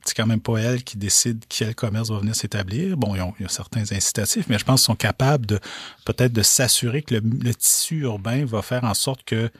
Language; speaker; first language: French; native; French